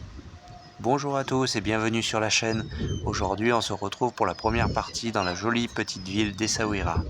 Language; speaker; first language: French; native; French